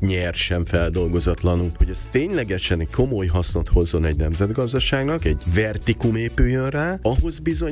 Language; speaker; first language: Hungarian; native; Hungarian